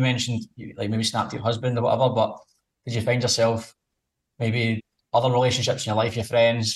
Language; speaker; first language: English; native; English